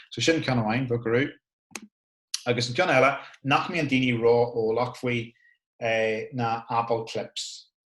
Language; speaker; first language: Irish; non-native, local second language; English